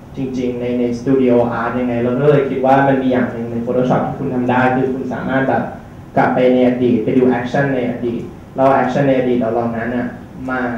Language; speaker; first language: Thai; early bilingual, heritage; Thai